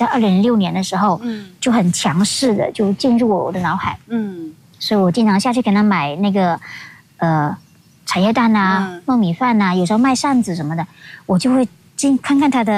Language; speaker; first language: Chinese; non-native, local second language; Hakka Chinese